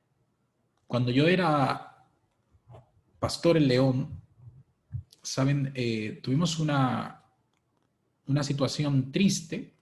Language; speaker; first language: Spanish; native; Spanish